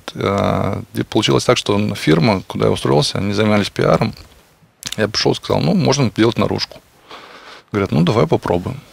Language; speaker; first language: Russian; native; Russian